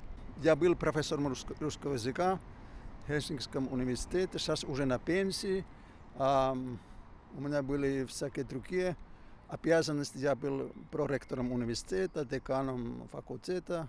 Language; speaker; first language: Russian; non-native, fluent; Finnish